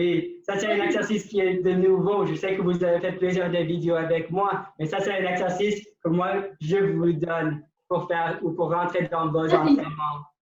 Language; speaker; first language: French; non-native, local second language; English